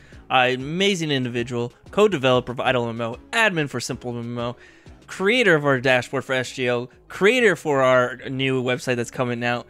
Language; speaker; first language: English; native; English